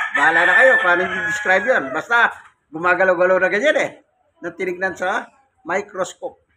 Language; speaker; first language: Filipino; non-native, local second language; Pampanga